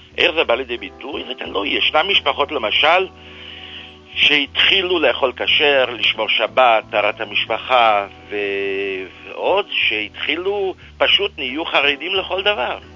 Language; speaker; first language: Hebrew; non-native, fluent; French